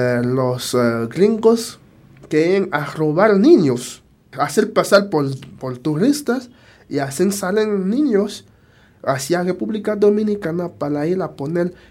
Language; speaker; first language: Spanish; non-native, fluent; Haitian Creole